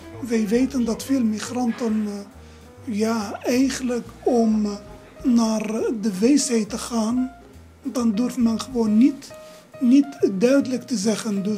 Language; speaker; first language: Dutch; non-native, fluent; Arabic